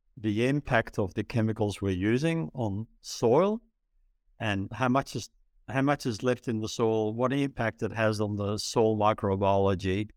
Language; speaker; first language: English; early bilingual, other home language; Dutch